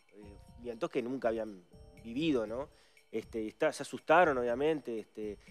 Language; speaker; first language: Spanish; native; Spanish